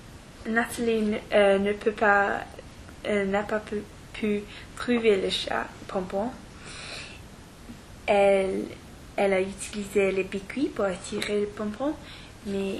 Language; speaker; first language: French; non-native, learner; English